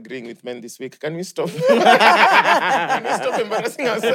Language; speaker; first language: English; non-native, local second language; Swahili